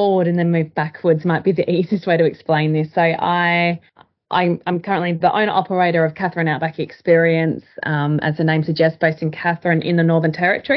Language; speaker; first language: English; native; English